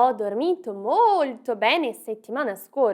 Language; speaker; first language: Italian; non-native, fluent; Portuguese